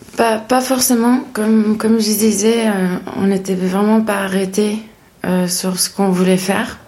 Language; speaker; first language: French; non-native, fluent; Spanish